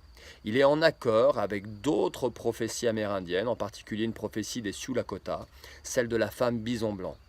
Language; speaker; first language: French; native; French